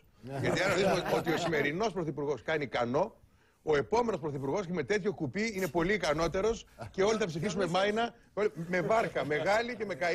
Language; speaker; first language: Greek; native; Greek